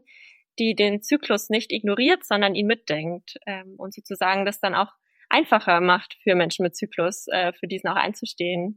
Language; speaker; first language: German; native; German